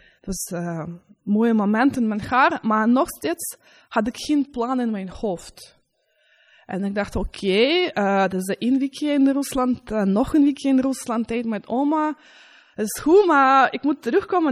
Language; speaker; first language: Dutch; non-native, learner; Russian